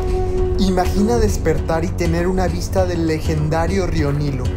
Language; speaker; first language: Spanish; native; Spanish